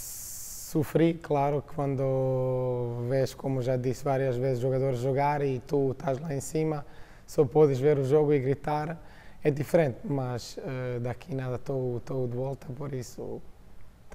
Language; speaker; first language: Portuguese; non-native, fluent; Croatian